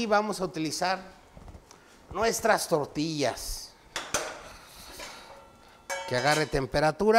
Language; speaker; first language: Spanish; native; Spanish